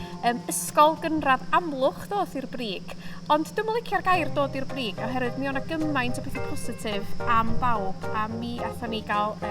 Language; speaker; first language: Welsh; native; Welsh